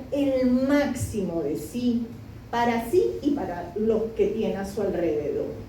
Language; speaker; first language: Spanish; native; Spanish